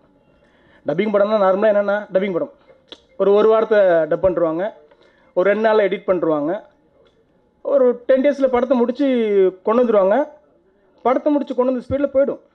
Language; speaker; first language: Tamil; native; Tamil